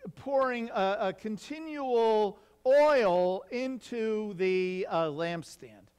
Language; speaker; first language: English; native; English